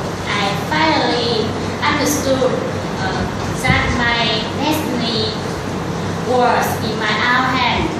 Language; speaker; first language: English; non-native, learner; Vietnamese